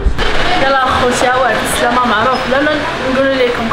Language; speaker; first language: Arabic; native; Arabic